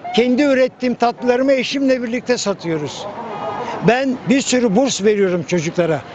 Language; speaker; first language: Turkish; native; Turkish